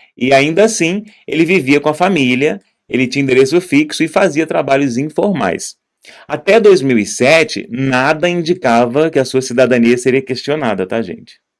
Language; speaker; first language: Portuguese; native; Portuguese